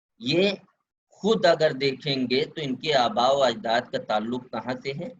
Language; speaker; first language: Urdu; native; Urdu